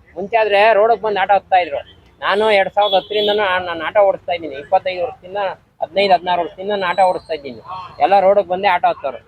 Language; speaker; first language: Kannada; native; Kannada